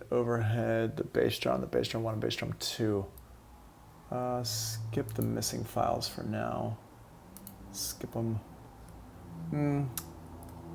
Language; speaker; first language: English; native; English